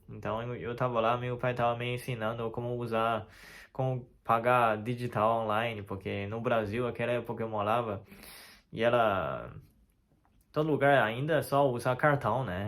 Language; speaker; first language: Portuguese; non-native, fluent; Chinese